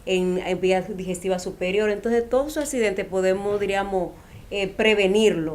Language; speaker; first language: Spanish; native; Spanish